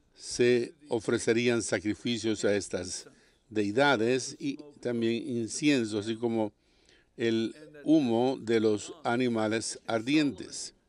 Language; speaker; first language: Spanish; non-native, fluent; English